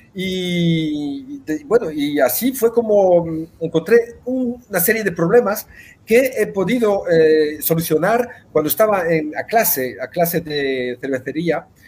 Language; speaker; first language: Spanish; early bilingual, heritage; Spanish